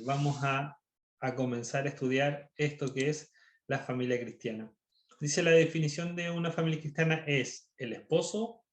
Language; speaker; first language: Spanish; native; Spanish